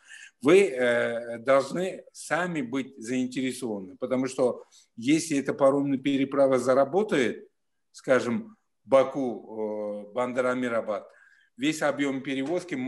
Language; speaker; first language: Russian; non-native, fluent; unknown